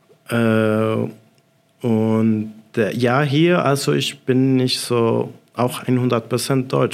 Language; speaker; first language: German; non-native, fluent; Arabic